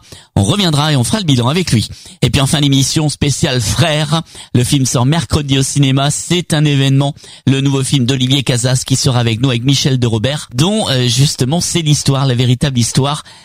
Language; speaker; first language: French; native; French